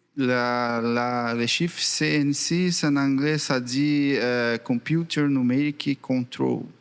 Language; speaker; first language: French; non-native, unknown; Portuguese